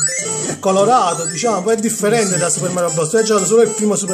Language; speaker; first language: Italian; native; Italian